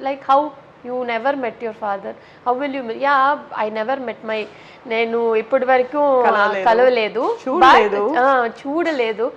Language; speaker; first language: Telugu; non-native, learner; Tamil